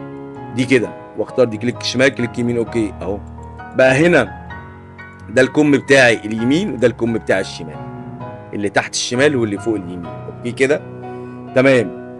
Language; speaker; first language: Arabic; native; Arabic